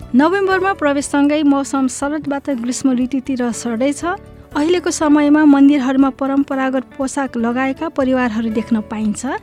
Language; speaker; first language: Nepali; native; Nepali